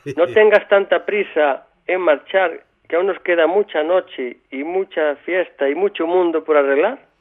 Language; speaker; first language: Spanish; non-native, local second language; Galician